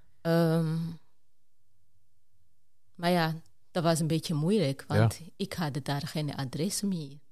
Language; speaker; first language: Dutch; non-native, fluent; Rundi